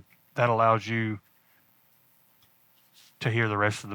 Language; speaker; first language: English; native; English